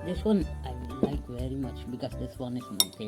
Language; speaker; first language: English; non-native, learner; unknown